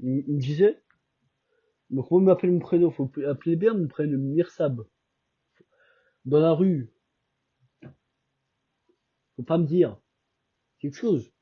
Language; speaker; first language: French; non-native, fluent; Albanian